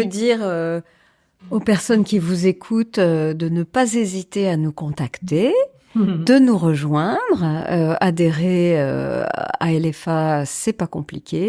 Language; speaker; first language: French; native; French